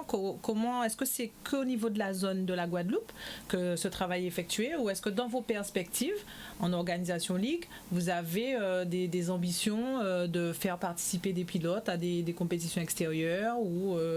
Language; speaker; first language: French; native; French